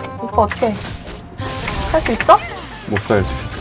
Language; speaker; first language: Korean; native; Korean